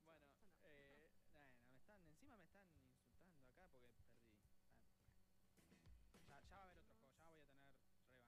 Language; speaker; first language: Spanish; native; Spanish